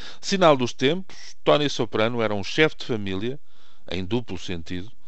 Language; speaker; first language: Portuguese; native; Portuguese